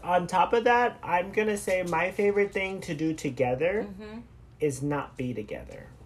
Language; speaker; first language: English; early bilingual, other home language; Spanish